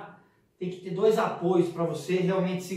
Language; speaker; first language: Portuguese; native; Portuguese